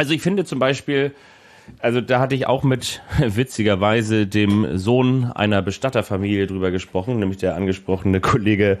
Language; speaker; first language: German; native; German